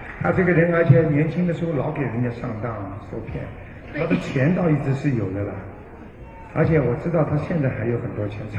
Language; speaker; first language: Chinese; native; Chinese